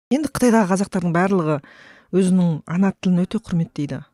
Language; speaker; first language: Kazakh; early bilingual, heritage; Kazakh